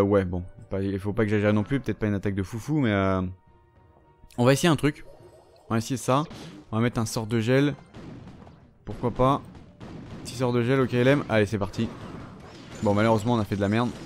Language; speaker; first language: French; native; French